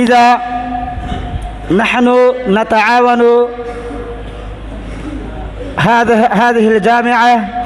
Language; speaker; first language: Arabic; non-native, learner; Rohingya